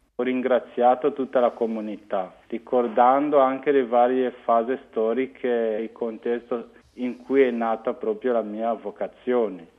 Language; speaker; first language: Italian; non-native, fluent; Kinyarwanda